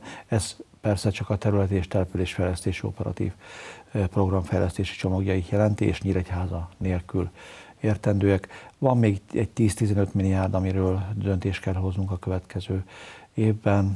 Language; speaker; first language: Hungarian; native; Hungarian